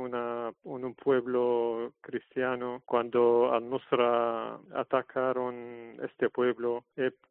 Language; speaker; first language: Spanish; non-native, learner; Arabic